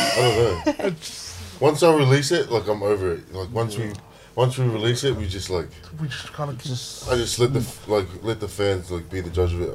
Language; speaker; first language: English; native; English